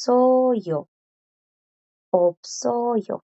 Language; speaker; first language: Korean; non-native, fluent; Spanish